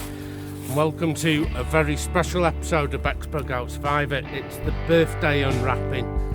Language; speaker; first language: English; native; English